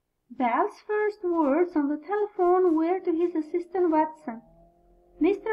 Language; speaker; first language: English; non-native, fluent; Albanian